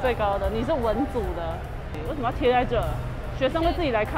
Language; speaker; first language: Chinese; native; Chinese